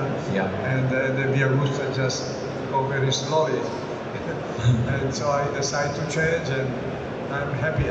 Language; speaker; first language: English; non-native, learner; Italian